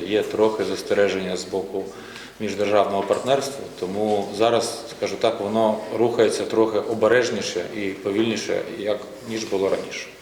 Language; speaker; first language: Ukrainian; native; Ukrainian